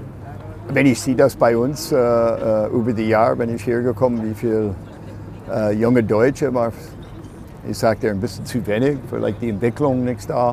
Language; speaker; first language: German; non-native, fluent; English